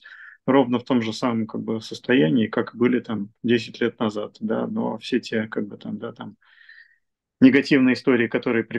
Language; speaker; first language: Russian; native; Russian